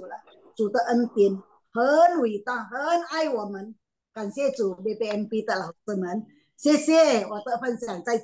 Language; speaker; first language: Chinese; non-native, learner; Min Nan Chinese